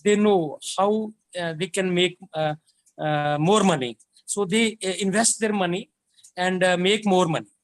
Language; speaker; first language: English; non-native, learner; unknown